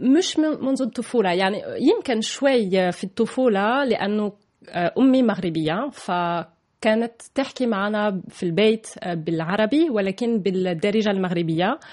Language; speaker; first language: Arabic; non-native, fluent; French